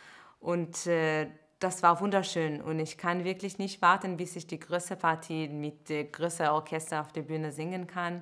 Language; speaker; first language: German; non-native, fluent; Hebrew